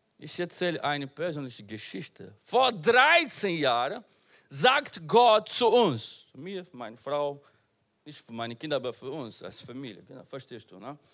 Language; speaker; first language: German; non-native, learner; Portuguese